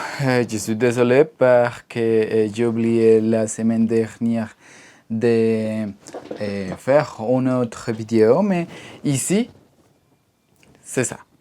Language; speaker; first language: French; non-native, learner; Spanish